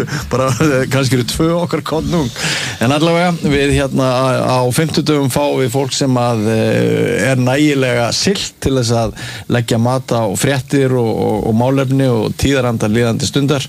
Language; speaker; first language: Icelandic; native; Icelandic